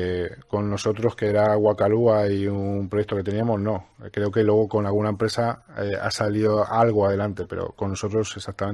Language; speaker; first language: Spanish; native; Spanish